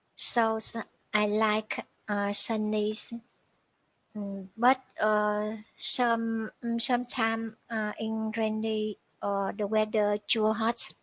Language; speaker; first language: English; non-native, learner; Vietnamese